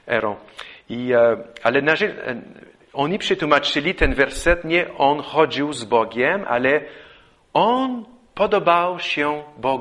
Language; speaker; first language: Polish; non-native, fluent; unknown